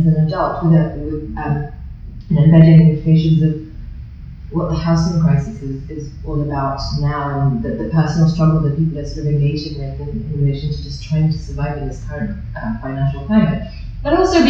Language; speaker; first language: English; native; English